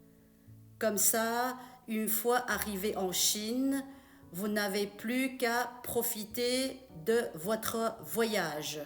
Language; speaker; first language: French; non-native, fluent; Chinese